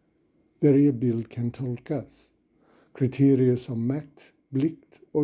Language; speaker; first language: Swedish; non-native, fluent; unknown